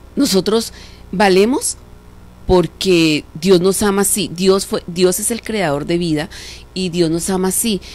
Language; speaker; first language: Spanish; native; Spanish